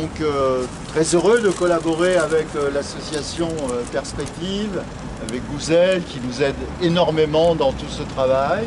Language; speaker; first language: French; native; French